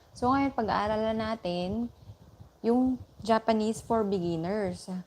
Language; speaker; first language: Filipino; native; Filipino